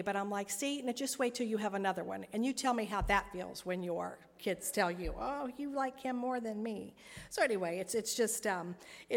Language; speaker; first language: English; native; English